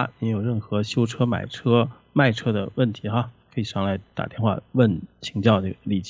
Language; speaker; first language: Chinese; native; Chinese